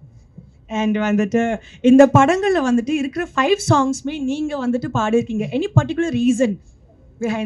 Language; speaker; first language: Tamil; native; Tamil